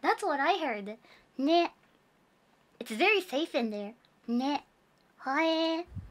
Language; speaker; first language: English; non-native, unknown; Japanese